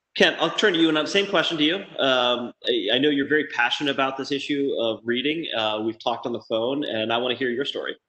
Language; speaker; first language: English; native; English